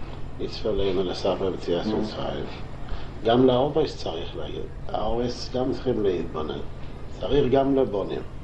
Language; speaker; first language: Hebrew; non-native, local second language; Yiddish